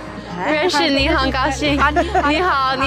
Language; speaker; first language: Chinese; non-native, learner; English